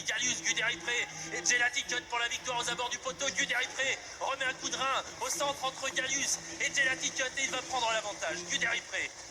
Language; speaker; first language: French; native; French